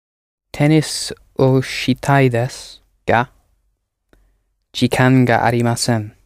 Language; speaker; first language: Japanese; non-native, learner; English